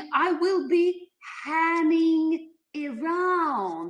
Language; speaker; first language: English; non-native, learner; Ukrainian